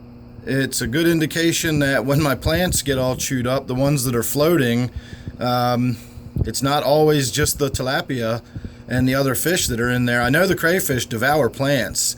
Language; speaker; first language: English; native; English